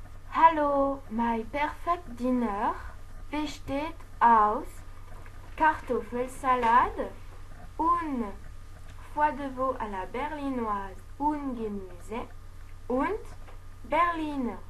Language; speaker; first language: German; non-native, learner; French